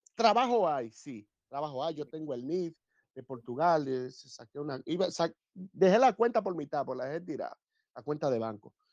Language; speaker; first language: Spanish; native; Spanish